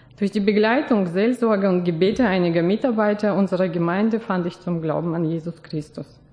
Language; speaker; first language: German; non-native, fluent; Russian